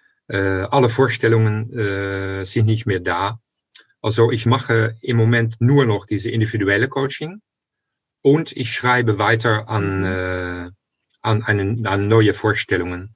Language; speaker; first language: German; non-native, fluent; Dutch